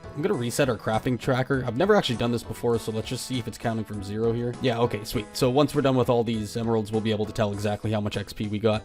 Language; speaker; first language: English; native; English